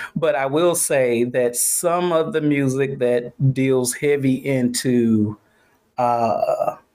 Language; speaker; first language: English; native; English